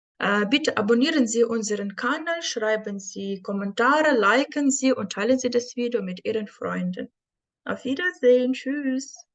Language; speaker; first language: German; non-native, fluent; Ukrainian